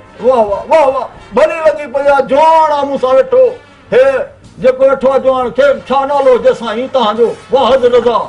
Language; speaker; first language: Sindhi; non-native, local second language; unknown